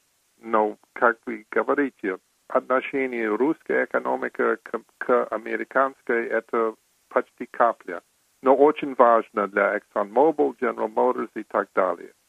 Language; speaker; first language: Russian; non-native, fluent; English